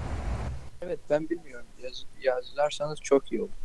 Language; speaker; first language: Turkish; early bilingual, heritage; Turkish